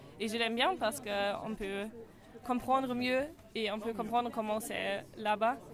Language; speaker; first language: French; non-native, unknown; German